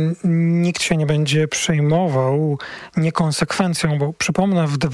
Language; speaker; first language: Polish; native; Polish